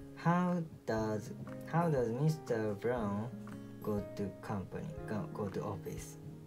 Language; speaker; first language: English; non-native, learner; Japanese